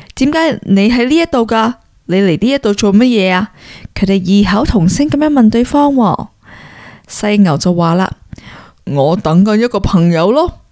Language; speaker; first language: Cantonese; early bilingual, heritage; Cantonese